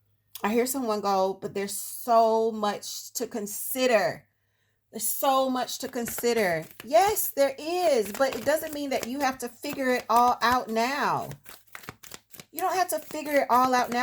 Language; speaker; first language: English; native; English